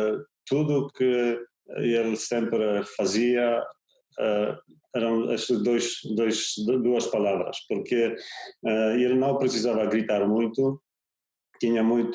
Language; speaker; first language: Portuguese; non-native, fluent; Polish